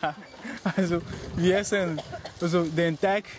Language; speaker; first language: German; non-native, learner; French